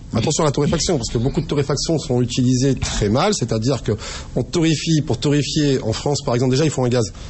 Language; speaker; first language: French; native; French